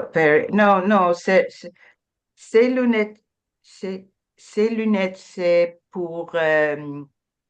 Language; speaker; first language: French; non-native, learner; English